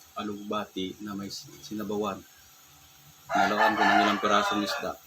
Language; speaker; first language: Filipino; non-native, local second language; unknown